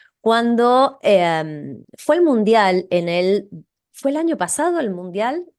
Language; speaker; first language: Spanish; native; Spanish